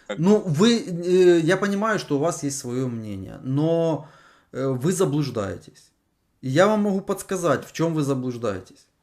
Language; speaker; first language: Russian; native; Russian